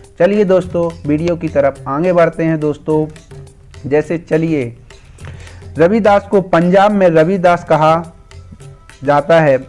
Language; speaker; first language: Hindi; native; Hindi